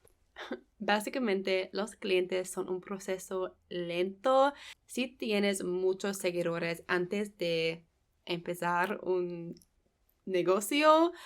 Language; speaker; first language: Spanish; non-native, fluent; English